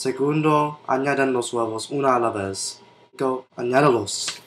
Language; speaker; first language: Spanish; non-native, learner; English